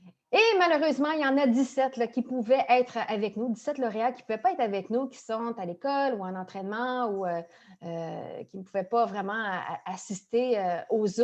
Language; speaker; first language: French; native; French